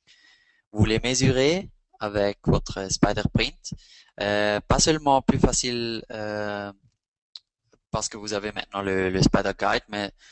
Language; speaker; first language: French; non-native, fluent; Spanish